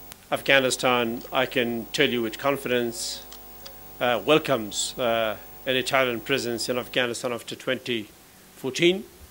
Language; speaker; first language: English; non-native, fluent; Pashto